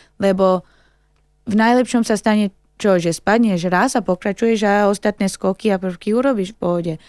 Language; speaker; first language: Slovak; early bilingual, heritage; Slovak